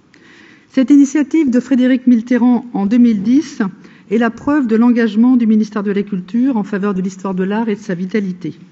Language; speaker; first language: French; native; French